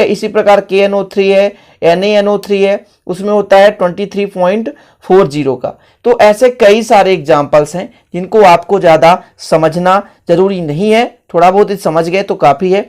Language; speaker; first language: Hindi; native; Hindi